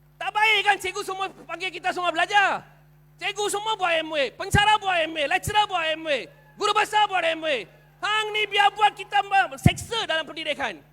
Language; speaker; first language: Malay; non-native, local second language; Tamil